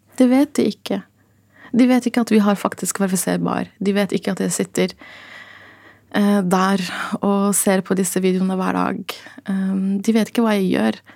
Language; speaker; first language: Norwegian; non-native, fluent; Arabic